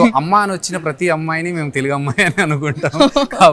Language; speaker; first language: Telugu; native; Telugu